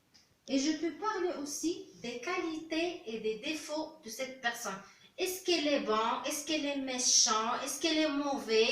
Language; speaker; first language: French; non-native, local second language; Arabic